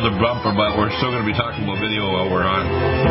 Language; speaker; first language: English; native; English